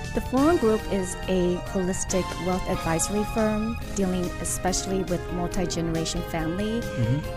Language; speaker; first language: English; early bilingual, other home language; Chinese